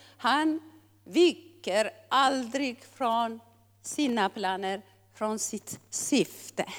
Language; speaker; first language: Swedish; non-native, fluent; Tigrinya